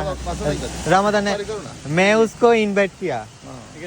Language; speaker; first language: Hindi; non-native, learner; Bangla